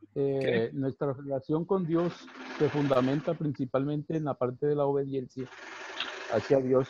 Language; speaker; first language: Spanish; native; Spanish